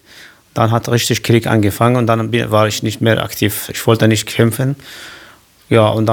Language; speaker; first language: German; non-native, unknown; Kurdish